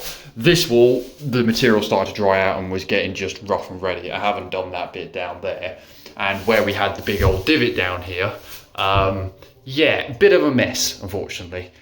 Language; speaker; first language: English; native; English